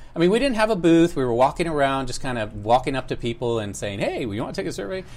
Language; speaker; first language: English; native; English